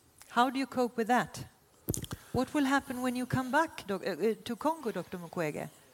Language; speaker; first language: English; non-native, fluent; Swedish